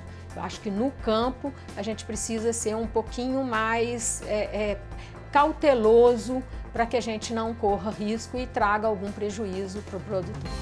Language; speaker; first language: Portuguese; native; Portuguese